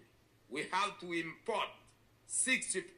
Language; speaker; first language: English; non-native, learner; Haitian Creole